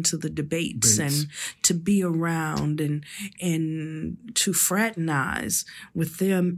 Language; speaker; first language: English; native; English